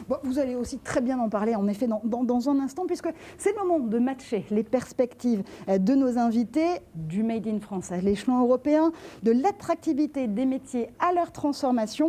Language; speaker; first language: French; native; French